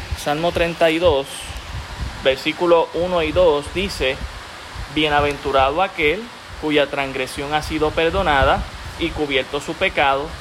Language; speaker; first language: Spanish; native; Spanish